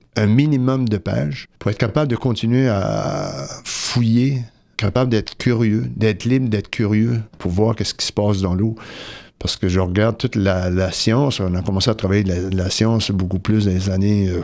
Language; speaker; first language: French; native; French